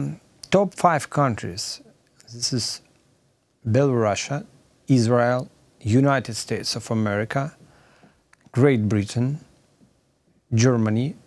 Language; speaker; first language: English; non-native, learner; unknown